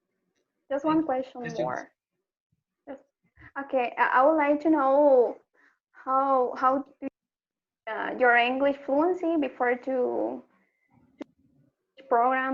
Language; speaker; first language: English; non-native, learner; Spanish